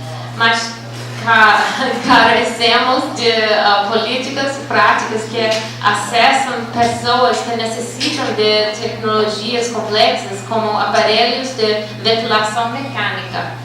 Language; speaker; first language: Portuguese; non-native, fluent; English